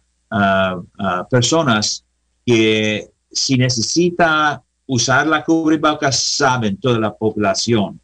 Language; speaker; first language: Spanish; non-native, learner; English